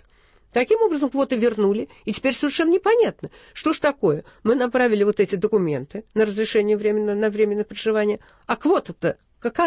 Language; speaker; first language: Russian; native; Russian